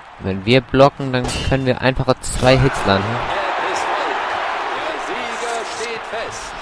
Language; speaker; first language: German; native; German